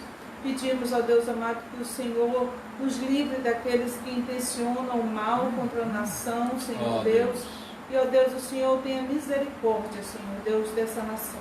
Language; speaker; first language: Portuguese; native; Portuguese